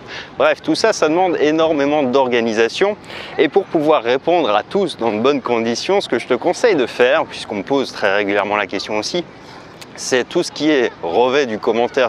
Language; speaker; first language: French; native; French